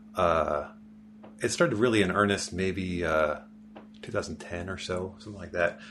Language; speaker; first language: English; native; English